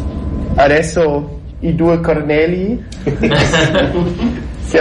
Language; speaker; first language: Italian; non-native, learner; German